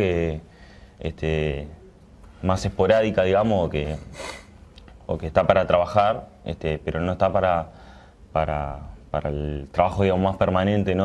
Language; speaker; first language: Spanish; native; Spanish